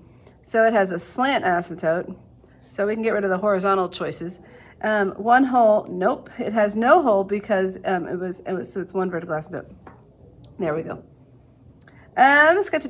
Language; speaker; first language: English; native; English